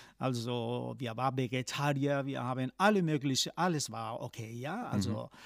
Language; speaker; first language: German; non-native, fluent; Spanish